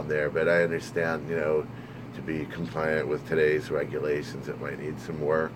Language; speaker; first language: English; native; English